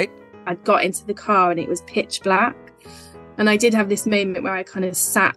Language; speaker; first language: English; native; English